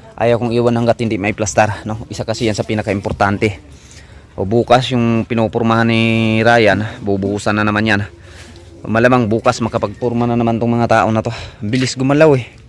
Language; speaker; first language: Filipino; non-native, local second language; Cebuano